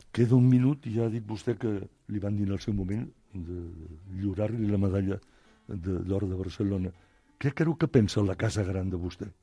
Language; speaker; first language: Catalan; native; Catalan